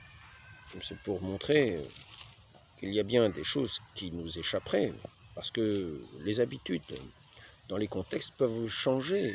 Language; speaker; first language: French; native; French